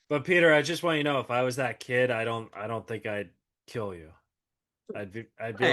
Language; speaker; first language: English; native; English